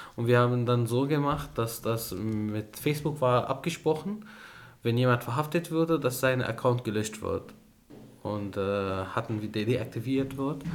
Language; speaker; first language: German; non-native, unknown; Arabic